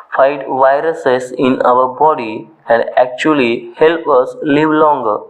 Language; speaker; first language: English; non-native, local second language; Marathi